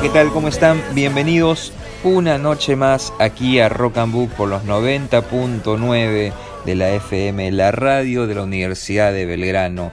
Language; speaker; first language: Spanish; native; Spanish